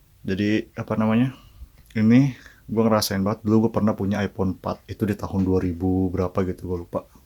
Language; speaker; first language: Indonesian; native; Indonesian